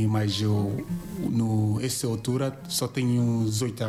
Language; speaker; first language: Portuguese; non-native, learner; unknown